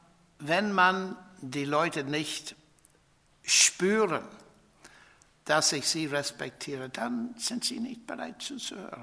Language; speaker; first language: German; non-native, fluent; English